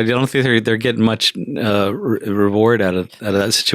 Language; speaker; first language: English; native; English